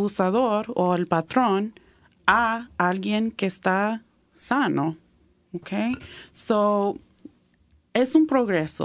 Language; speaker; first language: Spanish; early bilingual, heritage; Spanish